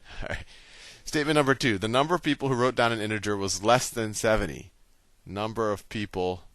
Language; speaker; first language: English; native; English